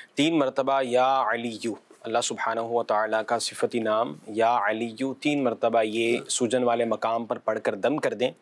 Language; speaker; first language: Urdu; non-native, local second language; Punjabi